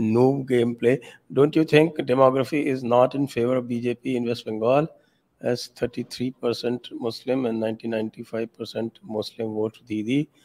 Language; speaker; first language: Hindi; native; Hindi